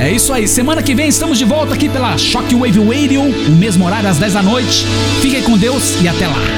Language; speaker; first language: Portuguese; native; Portuguese